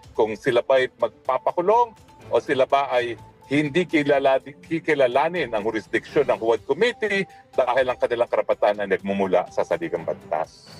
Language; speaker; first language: Filipino; native; Filipino